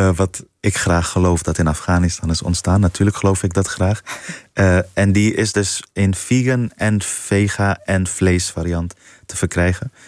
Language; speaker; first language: Dutch; early bilingual, other home language; Persian